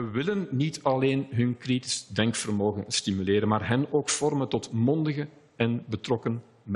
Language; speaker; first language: Dutch; native; Dutch